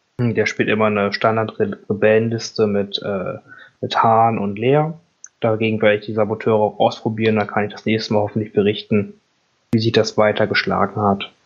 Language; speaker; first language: German; native; German